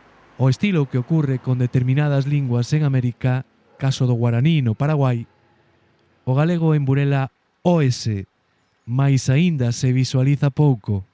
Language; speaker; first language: Galician; native; Galician